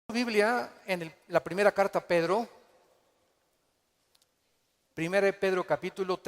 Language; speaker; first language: Spanish; native; Spanish